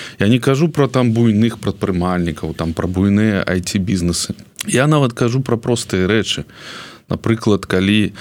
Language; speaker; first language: Belarusian; non-native, local second language; Russian